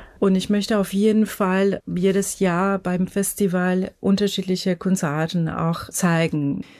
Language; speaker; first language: German; non-native, fluent; Persian